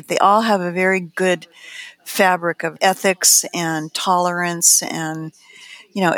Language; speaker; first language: English; native; English